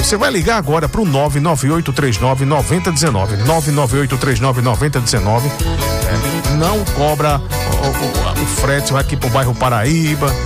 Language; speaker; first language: Portuguese; native; Portuguese